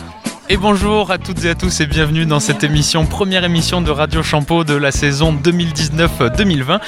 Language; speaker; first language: French; native; French